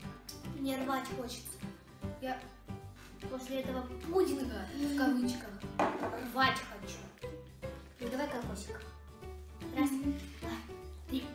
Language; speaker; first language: Russian; native; Russian